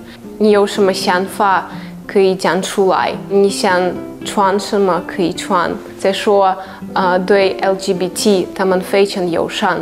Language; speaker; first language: Chinese; non-native, fluent; Russian